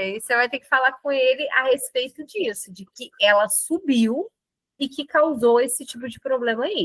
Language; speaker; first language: Portuguese; native; Portuguese